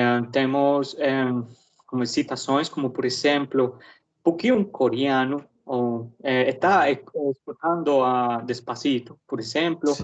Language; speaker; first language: Portuguese; non-native, learner; Spanish